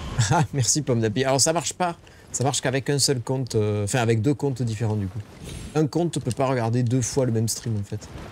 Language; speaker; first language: French; native; French